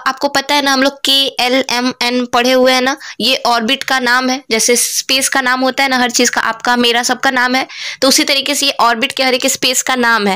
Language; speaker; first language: Hindi; native; Hindi